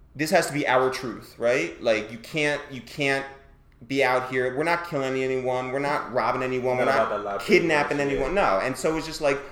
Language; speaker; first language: English; native; English